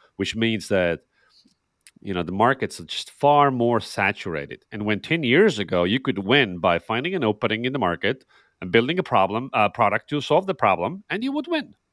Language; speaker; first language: English; non-native, fluent; Estonian